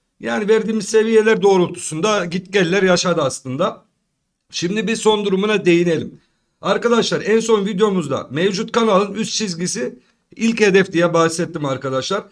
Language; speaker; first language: Turkish; native; Turkish